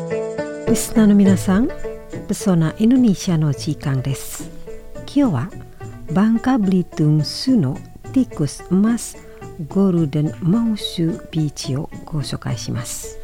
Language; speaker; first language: Japanese; non-native, fluent; Indonesian